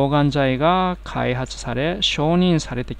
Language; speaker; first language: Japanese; non-native, fluent; Korean